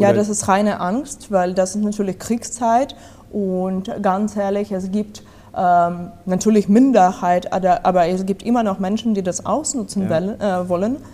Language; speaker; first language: German; non-native, fluent; Ukrainian